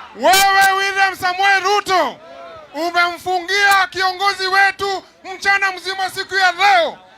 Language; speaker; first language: Swahili; non-native, local second language; Kikuyu